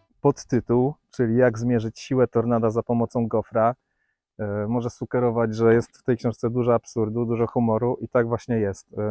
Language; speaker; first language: Polish; native; Polish